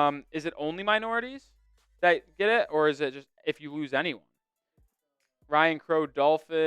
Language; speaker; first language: English; native; English